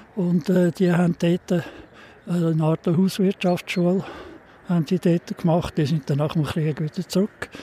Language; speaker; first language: German; native; German